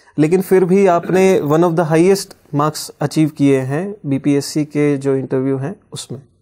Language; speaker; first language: Hindi; native; Hindi